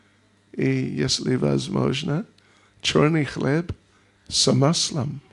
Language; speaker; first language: Russian; non-native, learner; English